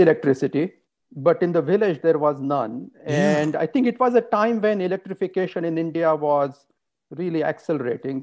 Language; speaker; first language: English; non-native, local second language; Hindi